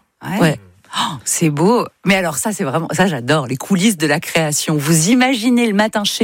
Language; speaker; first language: French; native; French